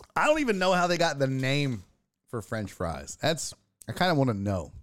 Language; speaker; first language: English; early bilingual, other home language; German